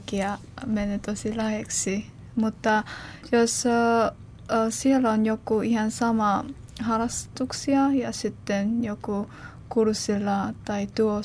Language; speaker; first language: Finnish; non-native, learner; Korean